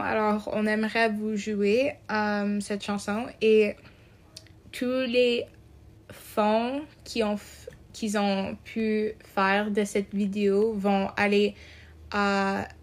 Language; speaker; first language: French; non-native, local second language; English